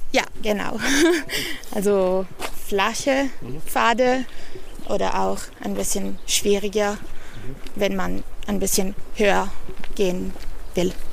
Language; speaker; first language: German; non-native, fluent; Italian